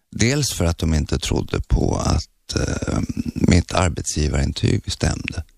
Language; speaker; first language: Swedish; native; Swedish